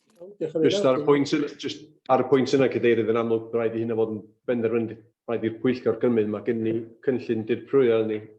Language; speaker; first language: Welsh; native; Welsh